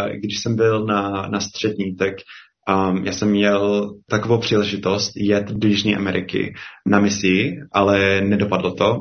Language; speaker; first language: Czech; non-native, fluent; English